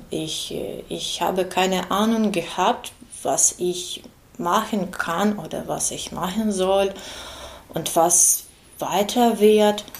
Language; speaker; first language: German; non-native, learner; Ukrainian